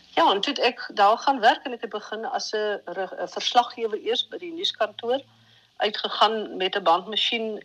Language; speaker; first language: Afrikaans; native; Afrikaans